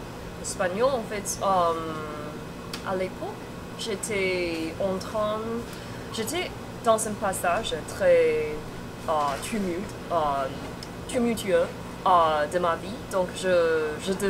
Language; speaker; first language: French; non-native, fluent; Chinese